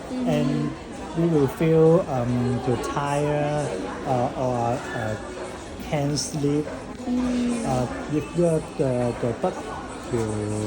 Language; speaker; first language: English; non-native, learner; Cantonese